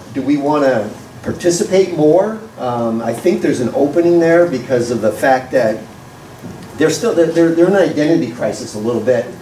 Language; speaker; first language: English; native; English